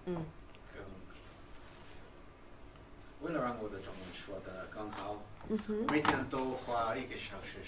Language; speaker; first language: Chinese; non-native, learner; English